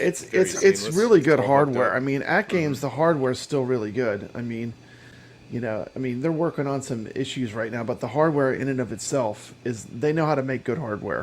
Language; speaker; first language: English; native; English